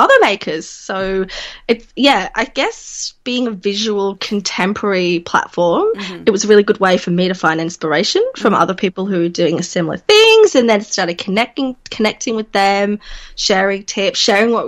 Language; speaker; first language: English; native; English